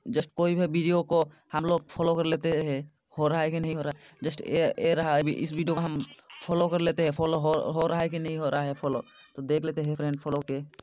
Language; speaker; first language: Hindi; non-native, local second language; Odia